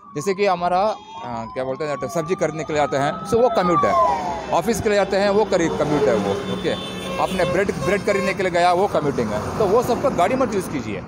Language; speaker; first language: Hindi; non-native, local second language; Tamil